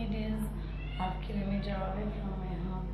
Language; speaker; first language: English; non-native, learner; Nepali